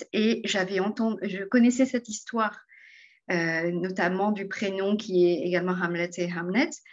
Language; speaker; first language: French; non-native, local second language; Morisyen